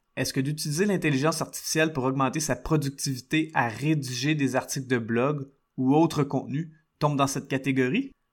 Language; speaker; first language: French; native; French